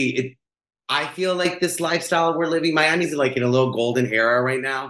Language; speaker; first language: English; non-native, fluent; Spanish